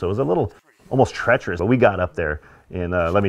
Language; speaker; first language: English; native; English